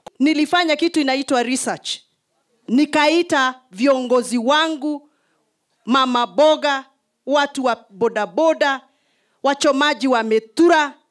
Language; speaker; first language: Swahili; non-native, local second language; Kikuyu